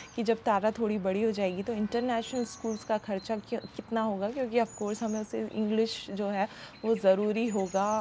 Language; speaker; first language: Hindi; native; Hindi